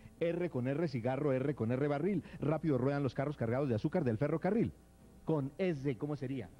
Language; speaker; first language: Spanish; native; Spanish